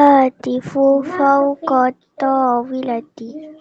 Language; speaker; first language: Arabic; non-native, learner; Malay